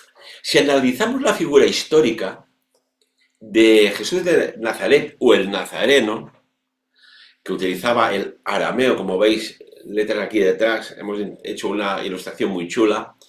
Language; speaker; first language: Spanish; non-native, local second language; Catalan